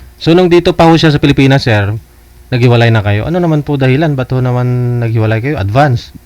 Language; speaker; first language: Filipino; native; Filipino